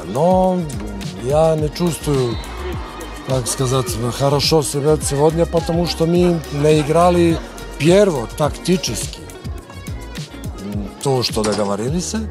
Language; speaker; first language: Russian; non-native, fluent; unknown